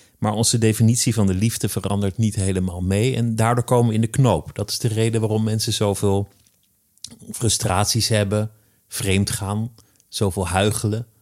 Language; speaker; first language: Dutch; native; Dutch